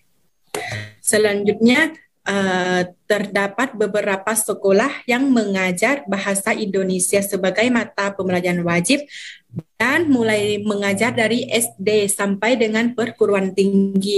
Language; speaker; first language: Indonesian; non-native, fluent; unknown